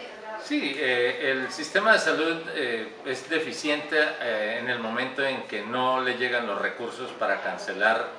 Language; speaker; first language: Spanish; native; Spanish